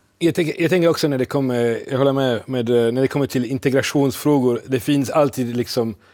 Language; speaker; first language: Swedish; non-native, fluent; Italian